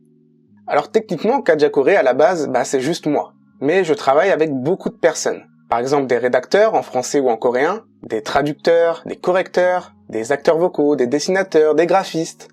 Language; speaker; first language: French; native; French